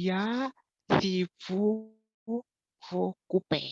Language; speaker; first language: Russian; non-native, learner; Spanish